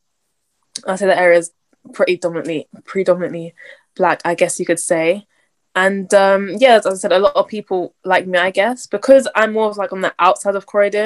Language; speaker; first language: English; native; English